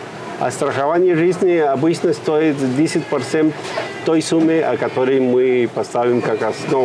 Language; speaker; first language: Russian; non-native, fluent; Spanish